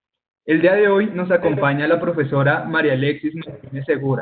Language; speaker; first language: Spanish; native; Spanish